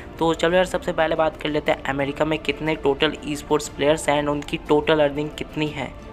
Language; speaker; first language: Hindi; non-native, local second language; Odia